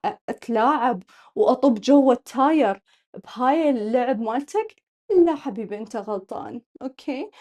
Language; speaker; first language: Arabic; native; Arabic